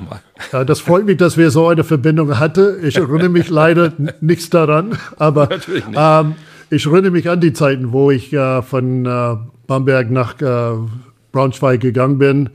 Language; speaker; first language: German; non-native, fluent; English